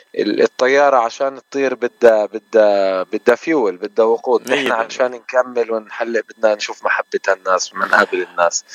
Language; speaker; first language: Arabic; native; Arabic